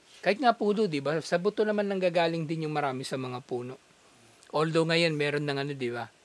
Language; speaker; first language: Filipino; native; Filipino